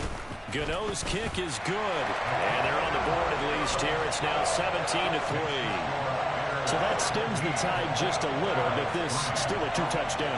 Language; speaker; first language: English; native; English